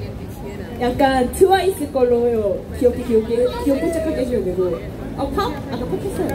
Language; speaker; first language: Korean; non-native, fluent; Japanese